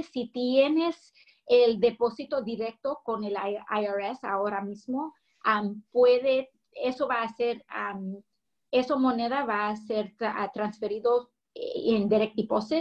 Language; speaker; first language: Spanish; early bilingual, heritage; English